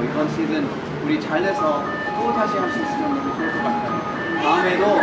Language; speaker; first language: Korean; early bilingual, heritage; English